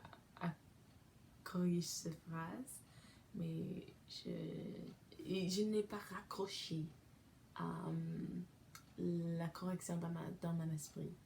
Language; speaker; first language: French; non-native, learner; English